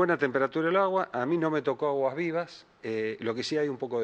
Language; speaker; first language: Spanish; native; Spanish